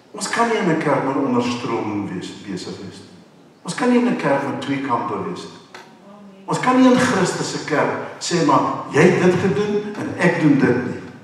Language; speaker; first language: Afrikaans; non-native, local second language; English